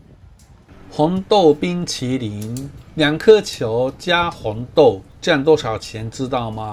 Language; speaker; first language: Chinese; non-native, fluent; Japanese